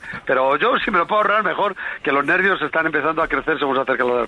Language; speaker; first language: Spanish; native; Spanish